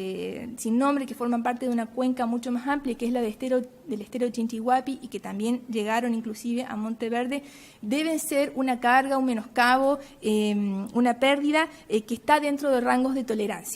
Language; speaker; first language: Spanish; native; Spanish